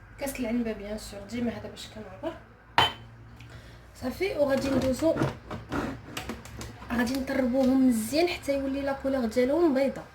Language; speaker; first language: Arabic; native; Arabic